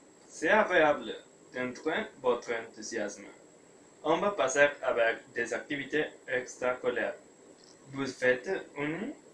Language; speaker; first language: French; non-native, learner; Spanish